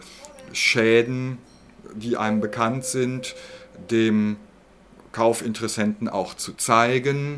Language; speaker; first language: German; native; German